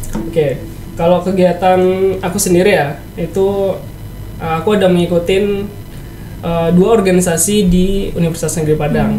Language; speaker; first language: Indonesian; native; Indonesian